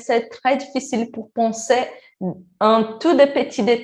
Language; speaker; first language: French; non-native, learner; Portuguese